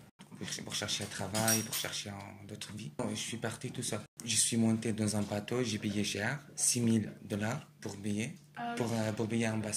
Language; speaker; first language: French; non-native, learner; Arabic